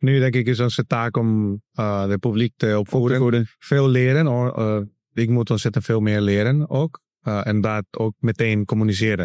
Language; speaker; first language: Dutch; non-native, learner; Spanish